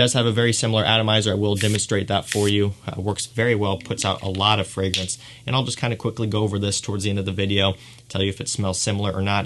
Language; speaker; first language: English; native; English